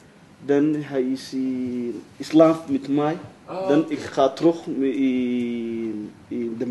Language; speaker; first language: Dutch; non-native, learner; Somali